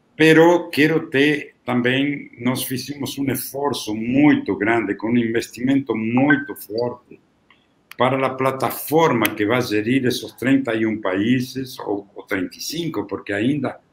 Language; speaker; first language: Portuguese; non-native, fluent; Italian